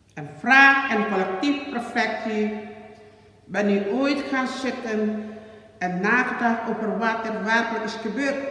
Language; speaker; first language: Dutch; non-native, learner; Indonesian